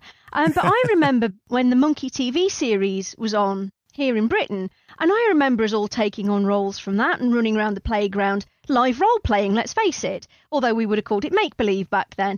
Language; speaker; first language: English; native; English